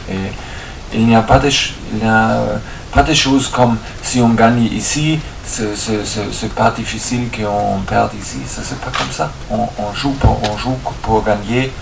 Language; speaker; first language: French; non-native, fluent; German